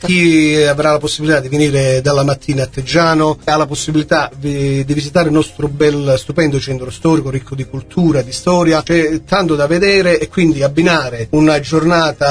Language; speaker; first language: Italian; native; Italian